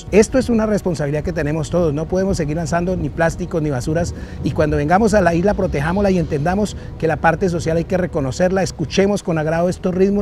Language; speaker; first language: Spanish; native; Spanish